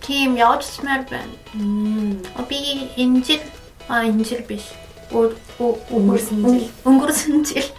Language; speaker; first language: Mongolian; non-native, learner; Spanish